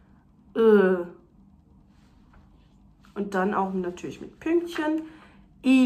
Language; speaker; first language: German; non-native, fluent; Turkish